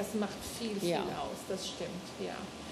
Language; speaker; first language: German; native; German